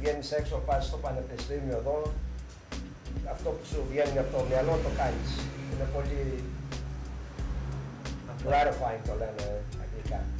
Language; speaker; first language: Greek; early bilingual, heritage; Greek